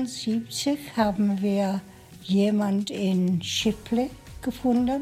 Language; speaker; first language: German; non-native, fluent; English